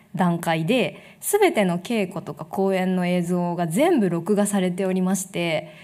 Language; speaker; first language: Japanese; native; Japanese